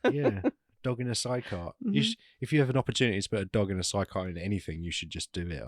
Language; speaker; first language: English; native; English